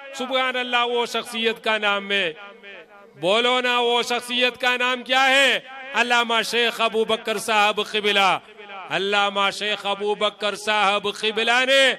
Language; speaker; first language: Hindi; non-native, local second language; Malayalam